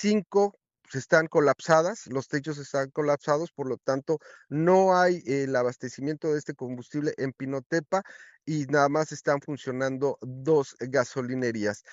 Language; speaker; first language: Spanish; native; Spanish